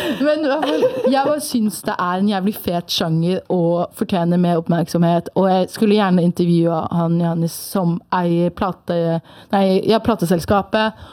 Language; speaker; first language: Norwegian; early bilingual, other home language; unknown